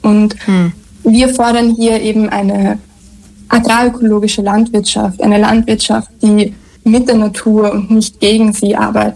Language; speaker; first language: German; native; German